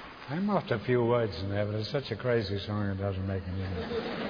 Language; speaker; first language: English; native; English